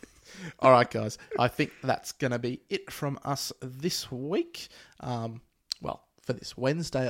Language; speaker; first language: English; native; English